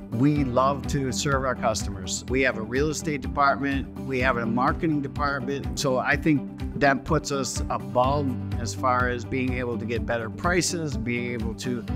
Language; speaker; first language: English; native; English